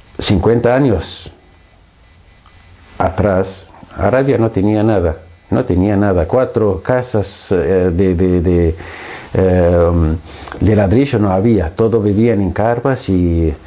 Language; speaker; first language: Spanish; non-native, fluent; Arabic